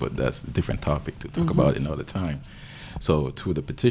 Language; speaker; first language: English; non-native, fluent; Haitian Creole